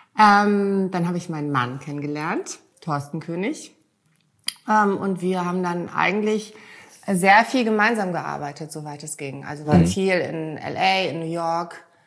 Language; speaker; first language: German; early bilingual, heritage; German